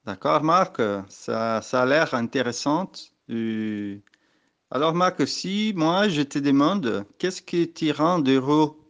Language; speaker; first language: French; non-native, learner; Portuguese